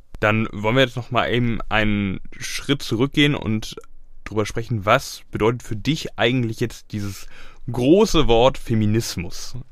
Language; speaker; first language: German; native; German